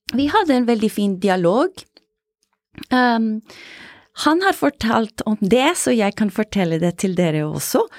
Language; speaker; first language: Norwegian; non-native, fluent; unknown